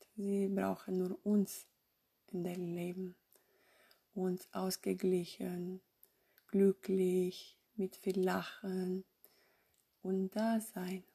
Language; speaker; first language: German; non-native, fluent; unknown